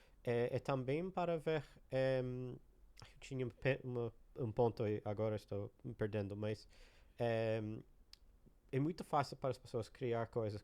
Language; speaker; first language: Portuguese; non-native, learner; English